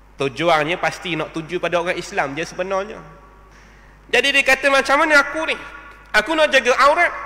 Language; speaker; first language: Malay; native; Malay